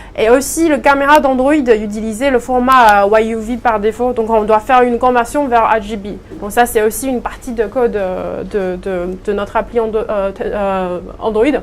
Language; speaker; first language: French; non-native, fluent; Chinese